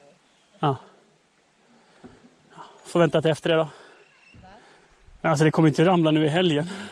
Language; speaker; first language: Swedish; native; Swedish